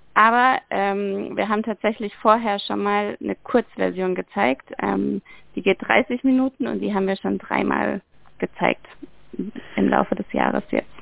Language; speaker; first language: German; native; German